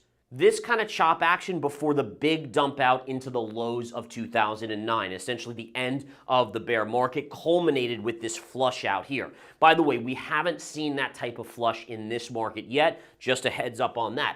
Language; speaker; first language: English; native; English